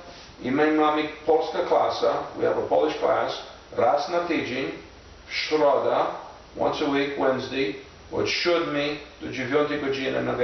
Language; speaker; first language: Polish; non-native, learner; English